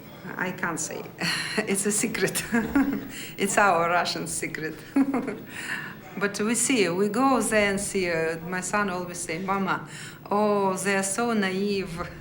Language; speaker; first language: English; non-native, learner; Russian